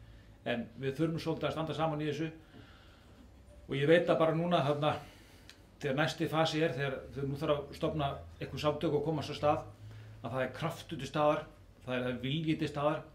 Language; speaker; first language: Icelandic; native; Icelandic